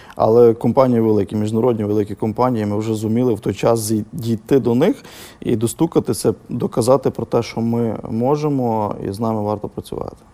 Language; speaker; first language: Ukrainian; native; Ukrainian